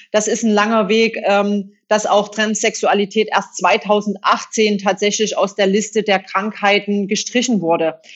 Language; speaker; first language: German; native; German